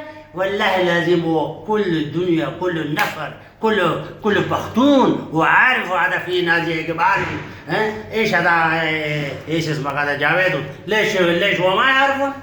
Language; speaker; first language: Arabic; non-native, learner; Pashto